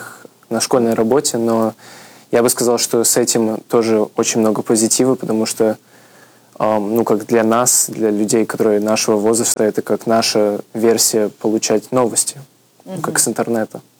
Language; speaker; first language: Russian; early bilingual, heritage; Russian